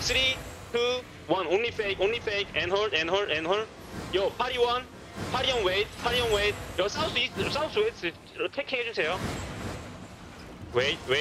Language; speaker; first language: English; non-native, learner; Korean